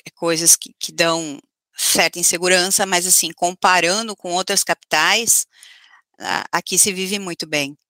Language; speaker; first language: Portuguese; native; Portuguese